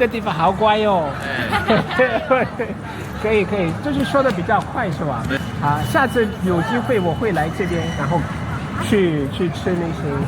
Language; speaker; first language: Chinese; non-native, fluent; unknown